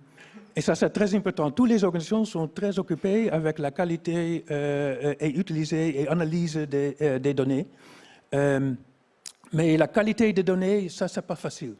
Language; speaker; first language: French; non-native, fluent; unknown